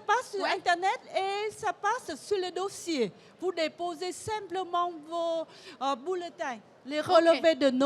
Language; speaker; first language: French; non-native, fluent; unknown